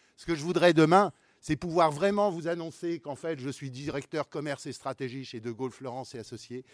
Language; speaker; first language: French; native; French